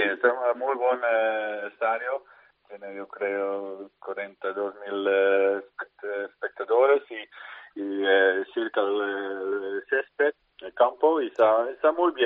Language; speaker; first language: Spanish; non-native, fluent; Dutch